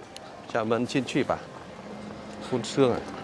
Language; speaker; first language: Chinese; non-native, learner; Vietnamese